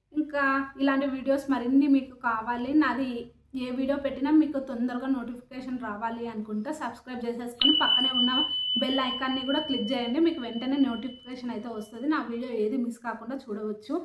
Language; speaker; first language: Telugu; native; Telugu